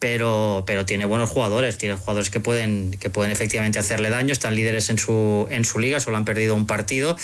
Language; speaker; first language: Spanish; native; Spanish